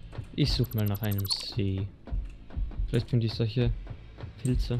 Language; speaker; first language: German; native; German